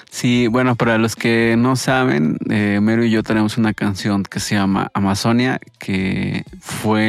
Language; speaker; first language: Spanish; native; Spanish